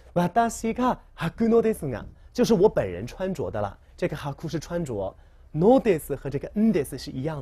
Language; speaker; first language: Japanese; non-native, fluent; Chinese